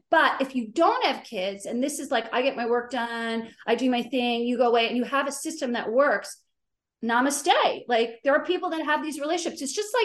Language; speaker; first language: English; native; English